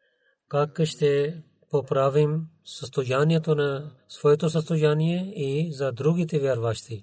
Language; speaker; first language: Bulgarian; non-native, learner; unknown